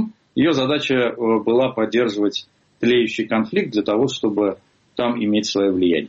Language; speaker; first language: Russian; native; Russian